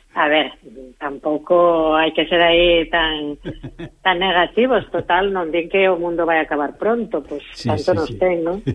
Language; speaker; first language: Galician; early bilingual, heritage; Galician